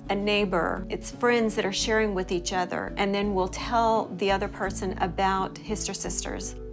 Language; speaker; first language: English; native; English